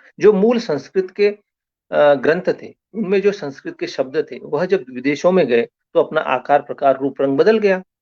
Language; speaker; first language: Hindi; non-native, local second language; Marathi